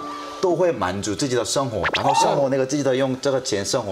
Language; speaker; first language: Chinese; non-native, fluent; Korean